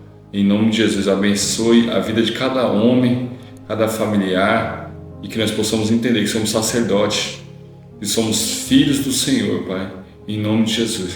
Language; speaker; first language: Portuguese; native; Portuguese